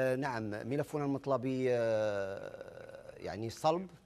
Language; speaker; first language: Arabic; native; Arabic